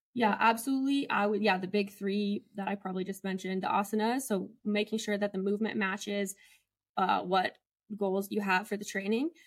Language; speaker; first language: English; native; English